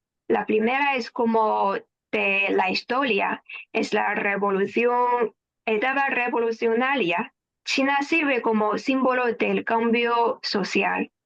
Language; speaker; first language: Spanish; non-native, fluent; Chinese